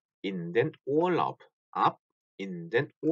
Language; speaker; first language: German; non-native, fluent; Korean